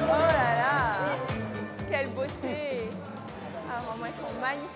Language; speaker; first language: French; native; French